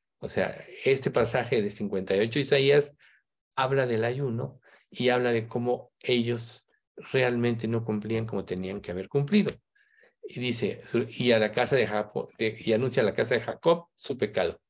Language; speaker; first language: Spanish; native; Spanish